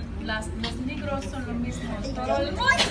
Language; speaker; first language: Spanish; non-native, learner; English